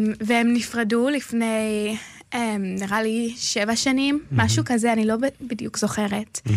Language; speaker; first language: Hebrew; early bilingual, heritage; Hebrew